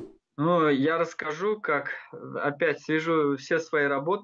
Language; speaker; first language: Russian; non-native, local second language; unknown